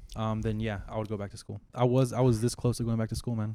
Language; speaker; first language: English; native; English